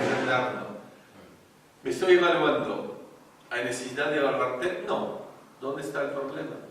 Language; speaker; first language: Spanish; non-native, fluent; French